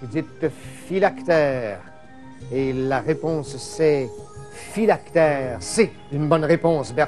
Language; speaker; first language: French; native; French